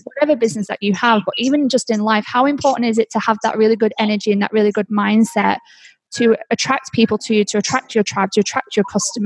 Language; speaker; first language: English; native; English